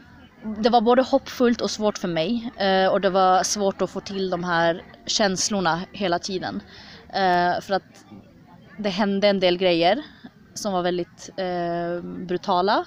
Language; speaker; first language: Swedish; early bilingual, other home language; Kurdish